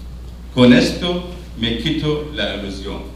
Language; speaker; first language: Spanish; non-native, fluent; Arabic